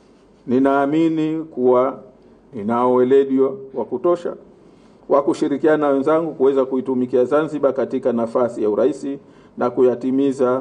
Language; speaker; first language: Swahili; native; Swahili